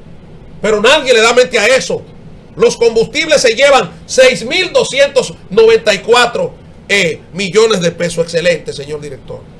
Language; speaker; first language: Spanish; native; Spanish